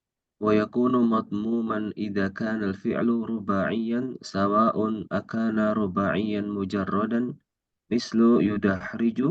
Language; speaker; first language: Arabic; non-native, learner; Indonesian